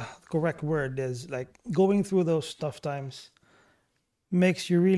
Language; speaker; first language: English; non-native, local second language; Cebuano